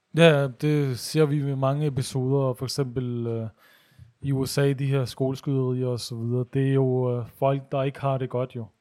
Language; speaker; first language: Danish; early bilingual, other home language; Urdu